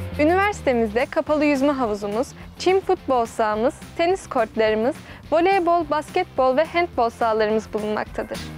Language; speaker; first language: Turkish; native; Turkish